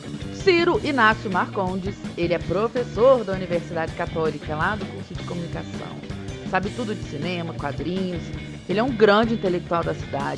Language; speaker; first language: Portuguese; native; Portuguese